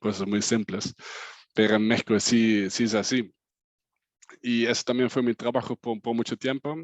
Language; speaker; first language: Spanish; non-native, fluent; Dutch